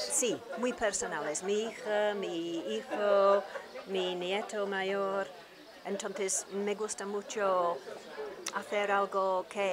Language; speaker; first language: Spanish; non-native, learner; English